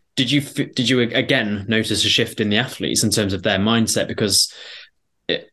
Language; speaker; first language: English; native; English